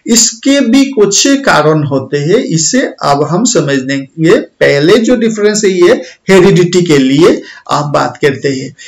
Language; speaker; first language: Hindi; non-native, local second language; Bangla